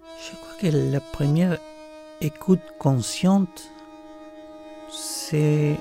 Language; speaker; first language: French; non-native, fluent; Spanish